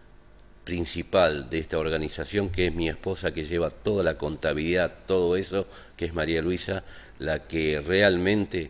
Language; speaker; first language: Spanish; native; Spanish